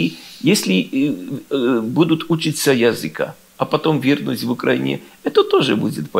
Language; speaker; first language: Russian; non-native, learner; Polish